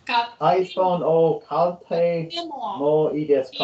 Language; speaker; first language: Japanese; non-native, learner; English